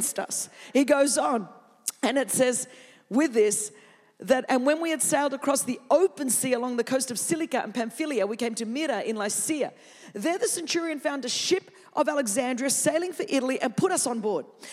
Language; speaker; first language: English; non-native, fluent; Greek